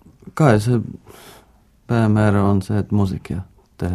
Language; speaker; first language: Finnish; non-native, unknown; English